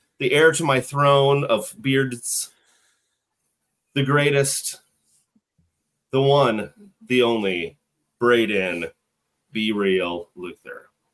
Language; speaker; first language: English; native; English